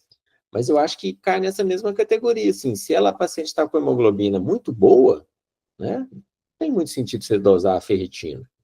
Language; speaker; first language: Portuguese; native; Portuguese